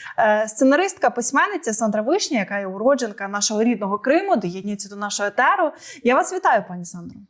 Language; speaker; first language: Ukrainian; native; Ukrainian